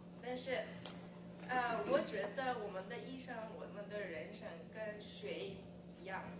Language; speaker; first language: Chinese; early bilingual, heritage; English